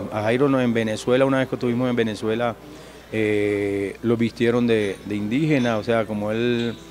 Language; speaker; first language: Spanish; native; Spanish